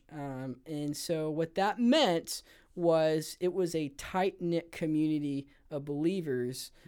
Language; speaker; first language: English; native; English